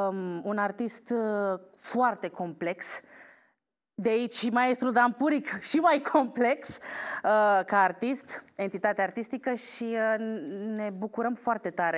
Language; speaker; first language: Romanian; native; Romanian